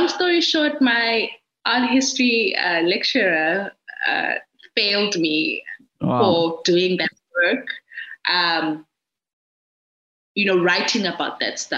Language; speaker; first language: English; non-native, local second language; Xhosa